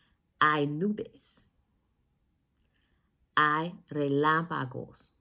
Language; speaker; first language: Spanish; non-native, fluent; English